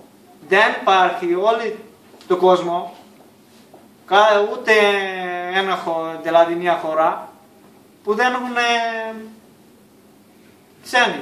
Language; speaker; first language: Greek; non-native, learner; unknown